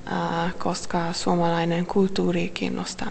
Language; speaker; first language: Finnish; non-native, learner; Hungarian